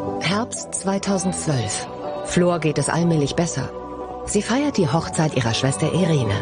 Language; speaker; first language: German; native; German